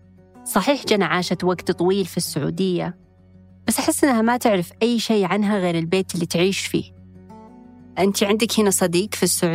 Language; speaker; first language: Arabic; native; Arabic